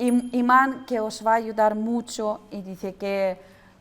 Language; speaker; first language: Spanish; non-native, learner; Russian